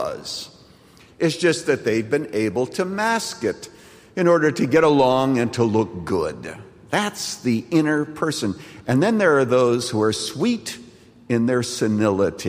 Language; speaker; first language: English; native; English